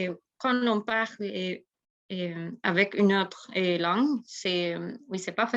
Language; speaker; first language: French; non-native, learner; Spanish